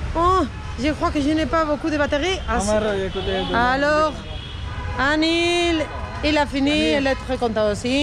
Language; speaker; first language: French; non-native, fluent; Spanish